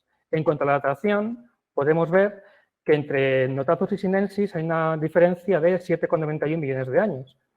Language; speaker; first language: Spanish; native; Spanish